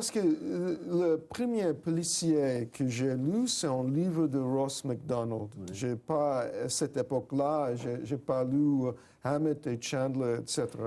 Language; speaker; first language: French; non-native, fluent; English